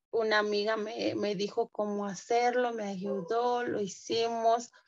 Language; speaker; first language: Spanish; non-native, local second language; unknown